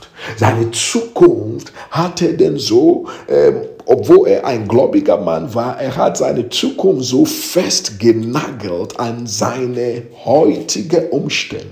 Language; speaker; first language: German; non-native, fluent; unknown